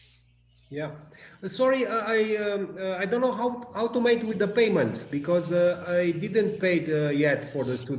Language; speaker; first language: English; non-native, learner; Romanian